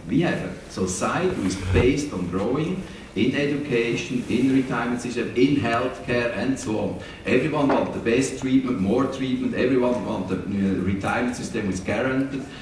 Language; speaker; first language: English; non-native, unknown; German